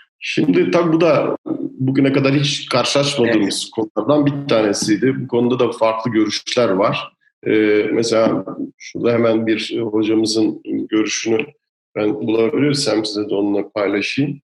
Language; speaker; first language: Turkish; native; Turkish